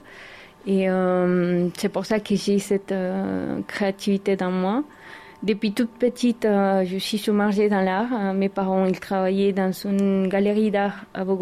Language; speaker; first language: French; non-native, learner; Spanish